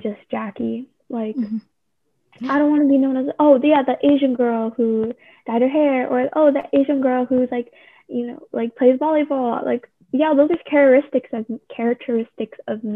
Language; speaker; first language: English; native; English